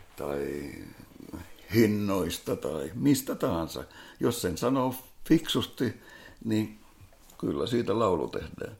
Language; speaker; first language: Finnish; non-native, local second language; Swedish